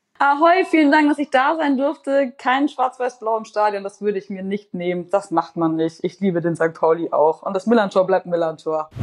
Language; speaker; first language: German; native; German